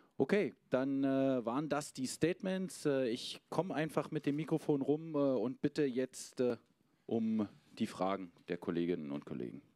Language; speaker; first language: German; native; German